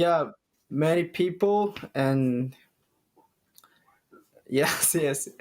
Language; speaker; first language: English; non-native, learner; Japanese